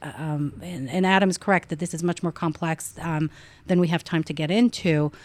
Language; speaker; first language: English; non-native, fluent; Hebrew